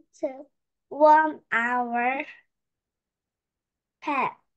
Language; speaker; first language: English; non-native, learner; Korean